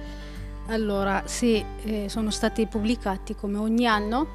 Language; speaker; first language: Italian; non-native, fluent; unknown